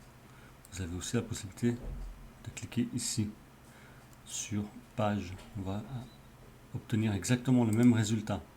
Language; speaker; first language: French; native; French